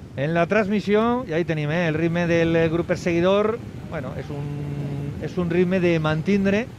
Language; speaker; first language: Spanish; non-native, local second language; Catalan